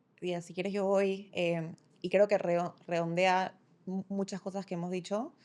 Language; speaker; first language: Spanish; native; Spanish